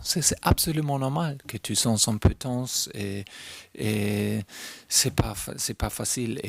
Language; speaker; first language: French; non-native, fluent; German